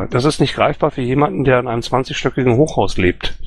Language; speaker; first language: German; native; German